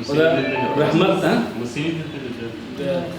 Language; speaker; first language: Russian; non-native, learner; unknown